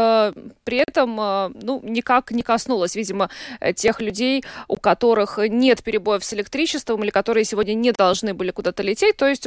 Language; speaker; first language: Russian; native; Russian